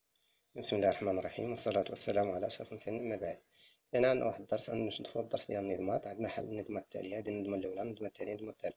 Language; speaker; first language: Arabic; native; Arabic